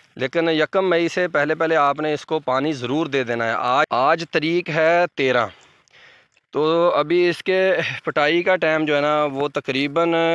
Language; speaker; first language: Urdu; native; Urdu